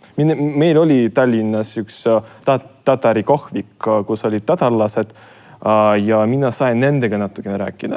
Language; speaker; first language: Estonian; non-native, fluent; Russian